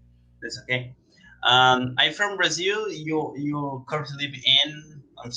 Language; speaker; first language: English; non-native, learner; Portuguese